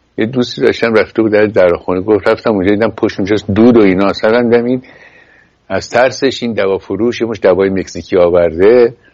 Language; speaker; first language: Persian; native; Persian